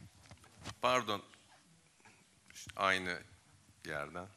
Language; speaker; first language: Turkish; native; Turkish